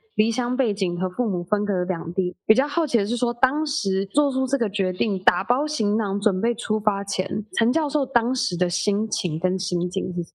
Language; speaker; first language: Chinese; native; Chinese